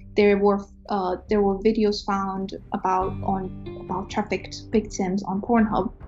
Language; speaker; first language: English; non-native, fluent; Romanian